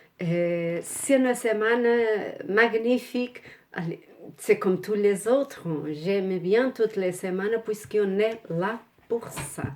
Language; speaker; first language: French; non-native, fluent; Portuguese